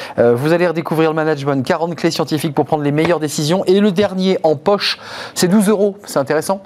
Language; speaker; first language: French; native; French